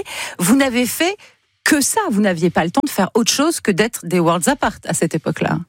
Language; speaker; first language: French; native; French